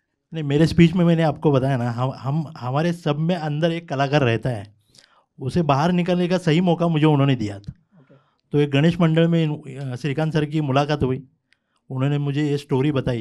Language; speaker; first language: Hindi; non-native, local second language; Marathi